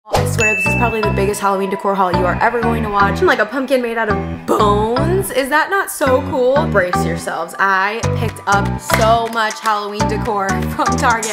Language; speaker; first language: English; native; English